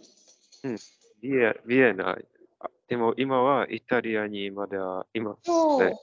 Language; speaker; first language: Japanese; non-native, learner; Czech